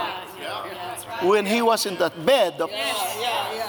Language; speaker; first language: English; non-native, local second language; Filipino